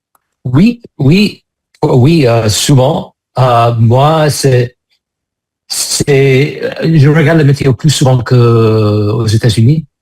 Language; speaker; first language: French; non-native, fluent; English